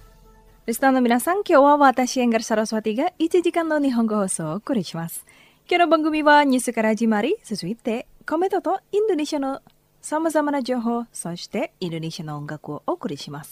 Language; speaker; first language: Japanese; non-native, fluent; Indonesian